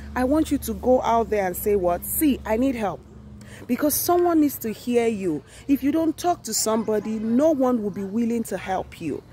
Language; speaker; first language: English; non-native, local second language; Yoruba